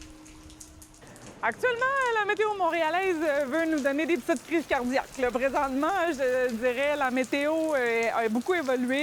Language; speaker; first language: French; native; French